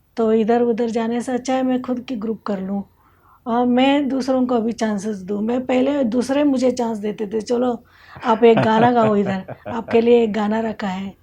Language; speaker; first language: Hindi; non-native, local second language; Kannada